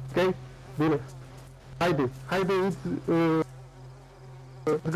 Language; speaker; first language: English; non-native, learner; Romanian